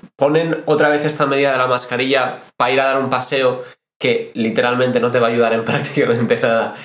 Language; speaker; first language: Spanish; native; Spanish